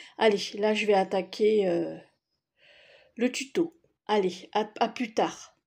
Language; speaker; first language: French; native; French